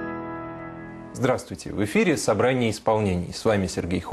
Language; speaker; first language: Russian; native; Russian